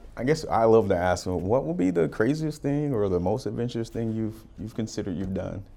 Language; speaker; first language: English; native; English